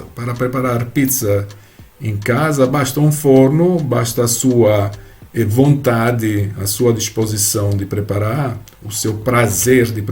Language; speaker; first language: Portuguese; non-native, fluent; Italian